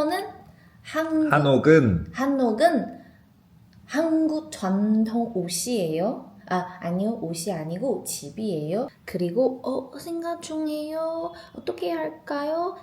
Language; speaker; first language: Korean; non-native, learner; Chinese